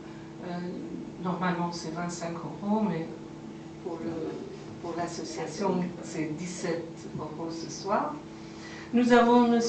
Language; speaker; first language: French; non-native, fluent; Persian